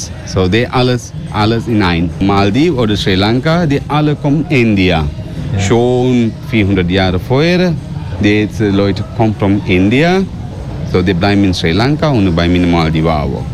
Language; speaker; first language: German; non-native, learner; Sinhala